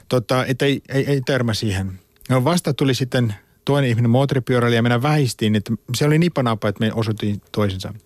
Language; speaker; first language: Finnish; non-native, fluent; Afrikaans